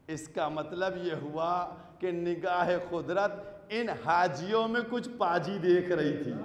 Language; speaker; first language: Urdu; native; Urdu